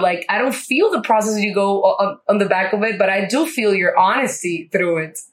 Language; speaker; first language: English; non-native, fluent; Spanish